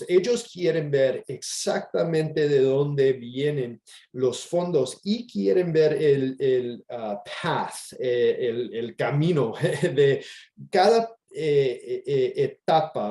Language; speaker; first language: Spanish; non-native, fluent; English